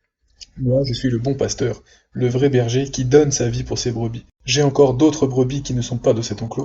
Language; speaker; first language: French; native; French